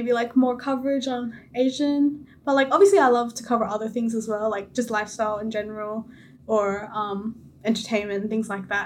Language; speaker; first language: English; native; English